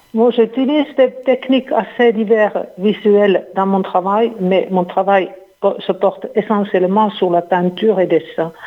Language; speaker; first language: French; non-native, fluent; Finnish